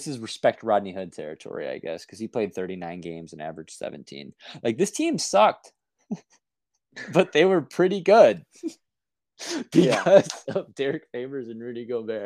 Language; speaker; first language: English; native; English